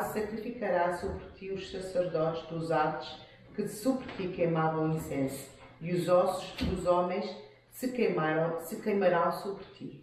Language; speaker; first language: Portuguese; native; Portuguese